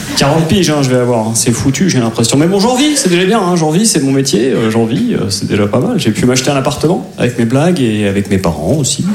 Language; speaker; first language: French; native; French